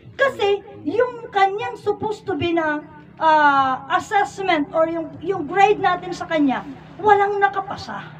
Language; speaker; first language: Filipino; non-native, local second language; Iloko